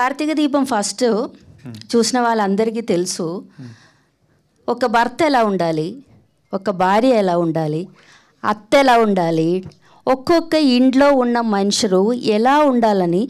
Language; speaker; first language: Telugu; non-native, fluent; Malayalam